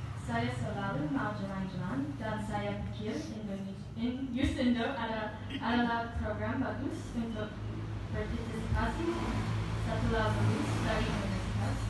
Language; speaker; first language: Indonesian; non-native, learner; English